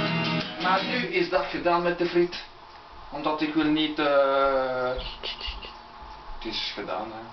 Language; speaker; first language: Dutch; non-native, local second language; French